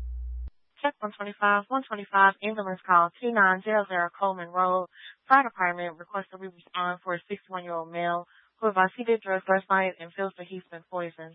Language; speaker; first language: English; native; English